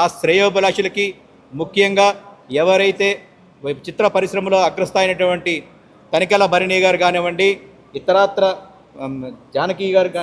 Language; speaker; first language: Telugu; native; Telugu